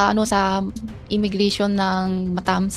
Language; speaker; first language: Filipino; non-native, learner; Chinese